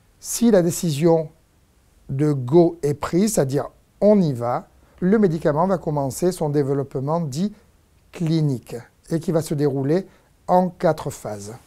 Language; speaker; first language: French; native; French